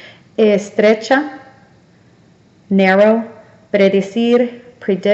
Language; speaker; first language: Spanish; early bilingual, heritage; Spanish